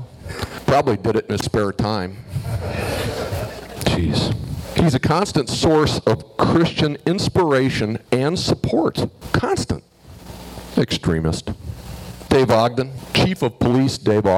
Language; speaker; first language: English; native; English